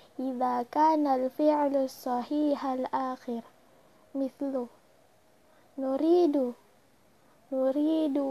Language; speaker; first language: Arabic; non-native, learner; Indonesian